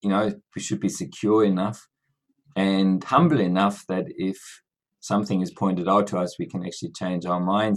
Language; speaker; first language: English; non-native, fluent; German